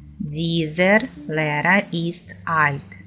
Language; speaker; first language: German; non-native, fluent; Ukrainian